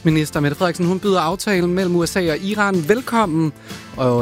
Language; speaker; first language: Danish; native; Danish